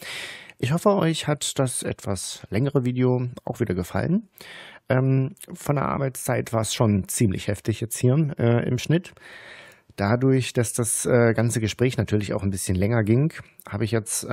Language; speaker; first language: German; native; German